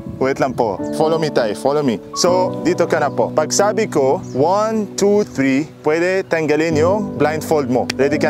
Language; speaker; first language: Filipino; non-native, learner; Arabic